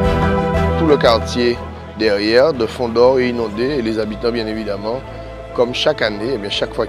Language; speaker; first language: French; native; French